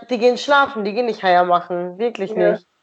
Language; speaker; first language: German; native; German